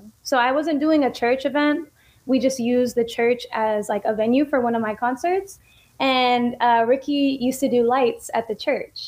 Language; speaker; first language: English; native; English